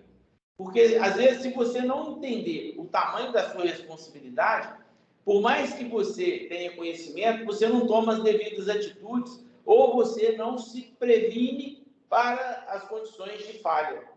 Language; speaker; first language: Portuguese; native; Portuguese